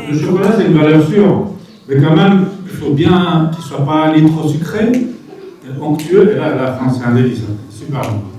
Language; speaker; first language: French; native; French